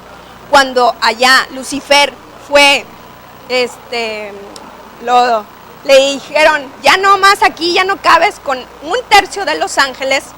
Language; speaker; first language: Spanish; native; Spanish